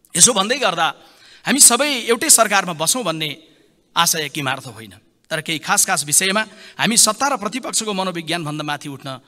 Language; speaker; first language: Nepali; native; Nepali